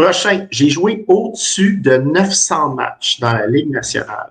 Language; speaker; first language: French; native; French